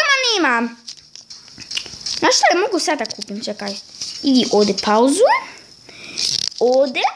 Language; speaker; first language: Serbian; early bilingual, heritage; Serbian